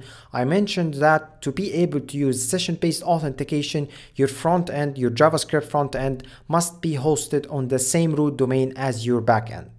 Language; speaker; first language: English; non-native, fluent; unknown